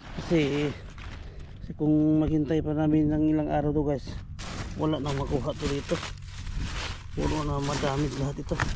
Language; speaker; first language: Filipino; non-native, local second language; Cebuano